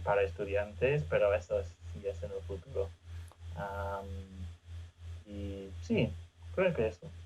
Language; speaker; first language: Spanish; non-native, fluent; English